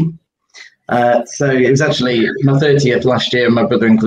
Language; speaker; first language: English; native; English